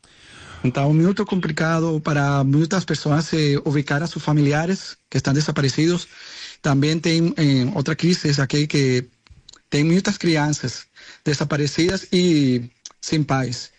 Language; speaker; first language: Portuguese; non-native, learner; Spanish